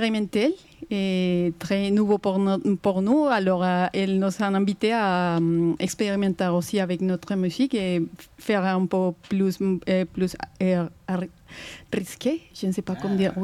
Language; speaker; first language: French; non-native, fluent; Spanish